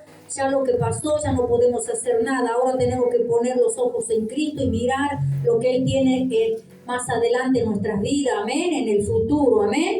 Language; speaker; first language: Spanish; native; Spanish